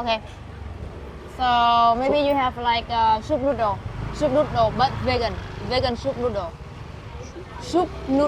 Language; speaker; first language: English; non-native, learner; Vietnamese